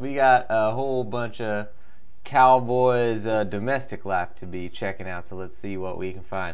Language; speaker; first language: English; native; English